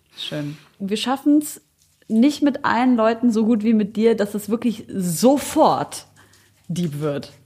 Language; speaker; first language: German; early bilingual, other home language; Arabic